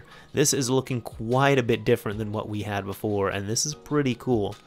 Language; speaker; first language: English; native; English